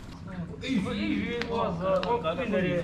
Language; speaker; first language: Chinese; native; Chinese